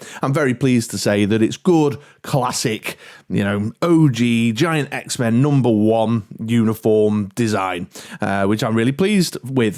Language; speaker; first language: English; native; English